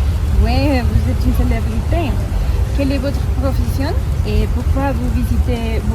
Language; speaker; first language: French; non-native, learner; Spanish